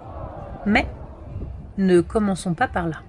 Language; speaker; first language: French; native; French